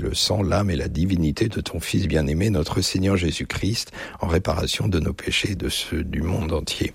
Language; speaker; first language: French; native; French